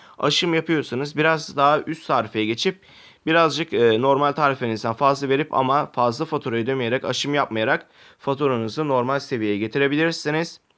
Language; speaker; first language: Turkish; native; Turkish